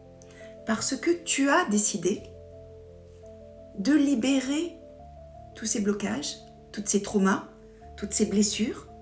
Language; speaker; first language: French; native; French